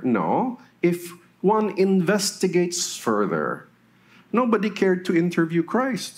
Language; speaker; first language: English; non-native, local second language; Filipino